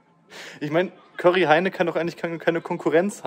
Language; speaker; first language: German; native; German